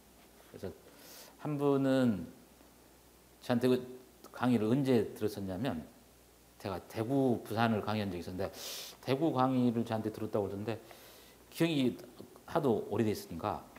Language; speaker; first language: Korean; native; Korean